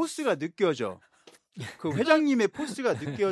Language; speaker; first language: Korean; native; Korean